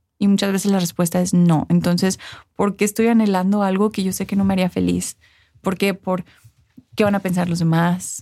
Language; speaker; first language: Spanish; early bilingual, heritage; Spanish